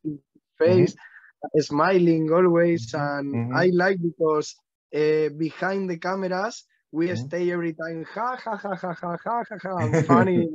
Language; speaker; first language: English; non-native, learner; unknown